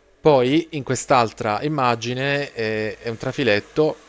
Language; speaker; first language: Italian; native; Italian